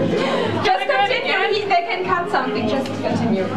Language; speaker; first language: English; non-native, learner; German